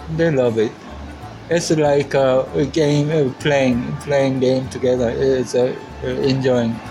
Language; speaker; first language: English; non-native, learner; Korean